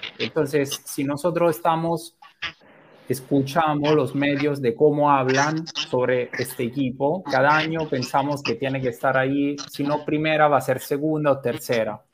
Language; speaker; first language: Spanish; non-native, fluent; Italian